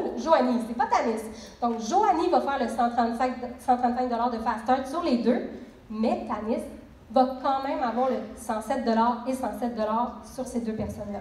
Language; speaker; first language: French; native; French